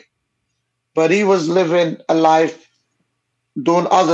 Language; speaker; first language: English; non-native, local second language; Jamaican Creole English